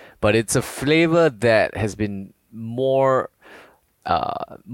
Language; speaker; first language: English; native; English